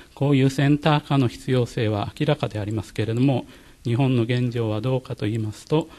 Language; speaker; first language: Japanese; native; Japanese